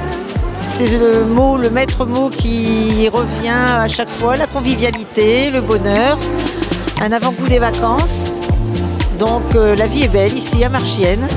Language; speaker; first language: French; native; French